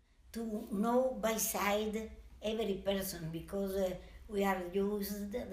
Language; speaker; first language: English; non-native, learner; Italian